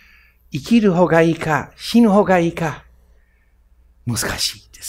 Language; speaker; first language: Japanese; non-native, fluent; English